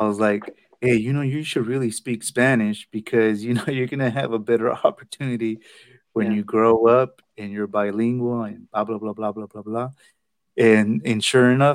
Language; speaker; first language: English; early bilingual, other home language; Spanish